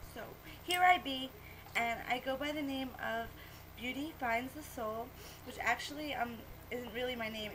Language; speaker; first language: English; native; English